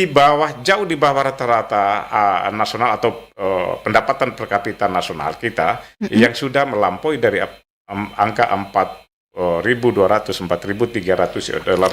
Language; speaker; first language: Indonesian; native; Indonesian